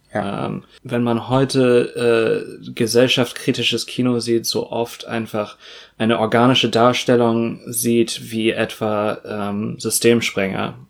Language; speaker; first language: German; early bilingual, other home language; Russian